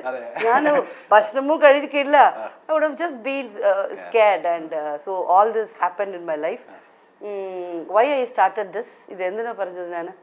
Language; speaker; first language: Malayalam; non-native, local second language; Tamil